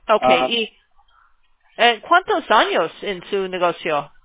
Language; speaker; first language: Spanish; non-native, learner; English